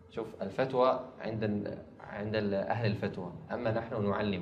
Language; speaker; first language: Arabic; native; Arabic